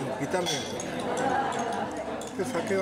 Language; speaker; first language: Japanese; native; Japanese